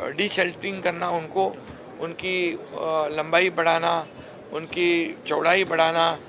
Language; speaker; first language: Hindi; non-native, local second language; Marathi